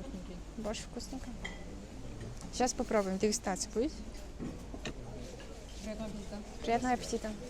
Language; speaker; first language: Russian; non-native, fluent; Mongolian